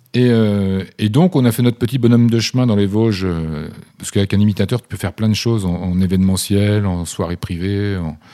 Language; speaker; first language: French; native; French